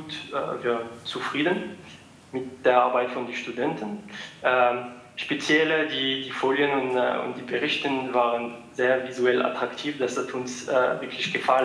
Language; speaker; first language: German; non-native, fluent; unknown